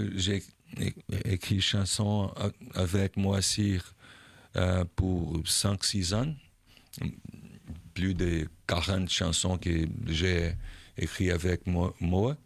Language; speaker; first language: French; non-native, learner; Portuguese